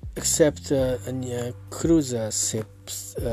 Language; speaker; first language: English; non-native, learner; Japanese